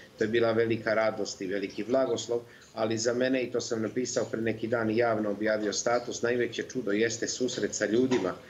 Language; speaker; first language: Serbian; native; Serbian